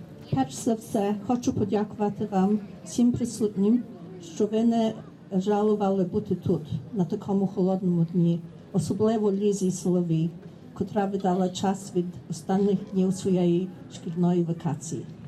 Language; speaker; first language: Ukrainian; early bilingual, heritage; Ukrainian